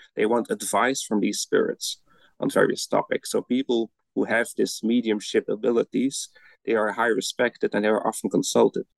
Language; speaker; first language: English; non-native, fluent; Dutch